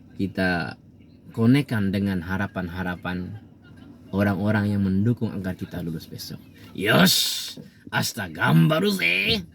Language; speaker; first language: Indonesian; native; Indonesian